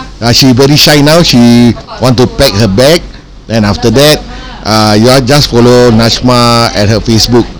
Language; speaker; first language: English; non-native, local second language; Malay